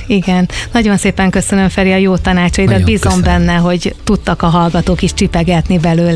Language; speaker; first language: Hungarian; native; Hungarian